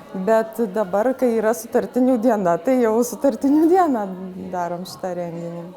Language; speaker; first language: Lithuanian; native; Lithuanian